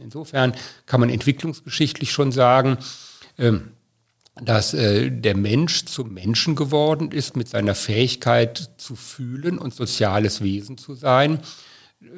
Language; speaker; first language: German; native; German